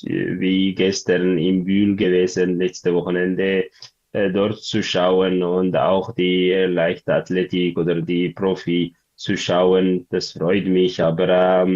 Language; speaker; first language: German; non-native, learner; Tigrinya